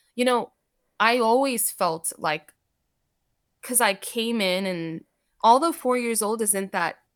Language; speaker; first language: English; early bilingual, other home language; Armenian